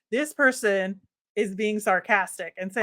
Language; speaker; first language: English; native; English